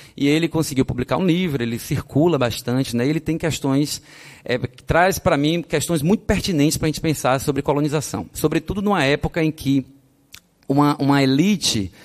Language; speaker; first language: Portuguese; native; Portuguese